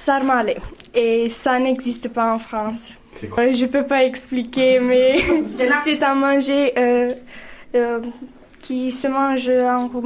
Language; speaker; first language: French; non-native, learner; Romanian